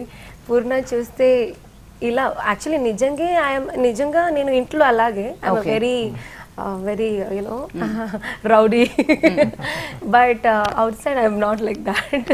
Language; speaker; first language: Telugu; non-native, learner; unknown